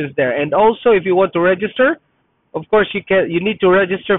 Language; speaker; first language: English; non-native, local second language; Filipino